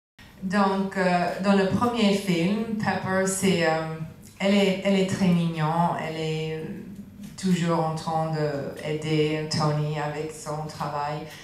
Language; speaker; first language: French; non-native, fluent; English